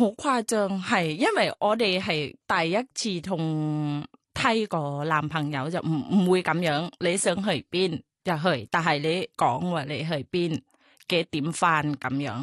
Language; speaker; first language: Cantonese; non-native, learner; Thai